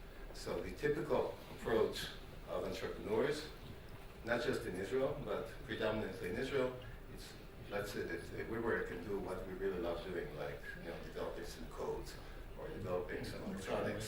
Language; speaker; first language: English; non-native, fluent; Hebrew